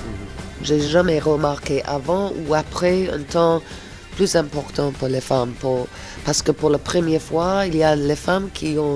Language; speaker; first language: French; non-native, fluent; English